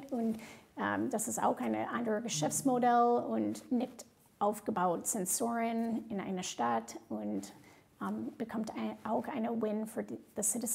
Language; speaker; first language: German; non-native, fluent; English